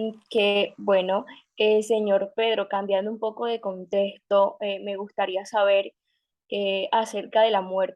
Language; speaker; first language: Spanish; native; Spanish